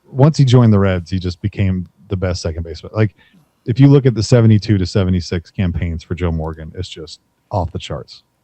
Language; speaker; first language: English; native; English